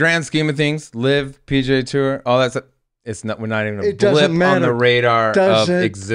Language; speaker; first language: English; native; English